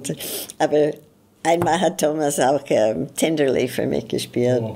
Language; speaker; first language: German; non-native, fluent; English